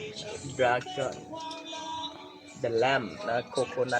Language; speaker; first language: English; non-native, learner; Thai